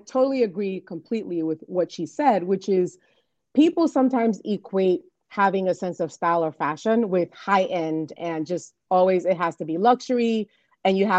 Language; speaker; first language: English; non-native, local second language; Yoruba